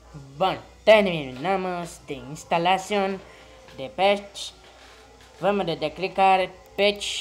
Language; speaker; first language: Spanish; non-native, learner; Portuguese